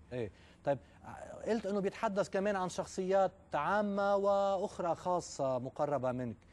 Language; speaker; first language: Arabic; native; Arabic